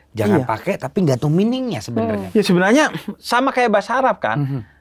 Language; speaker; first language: Indonesian; native; Indonesian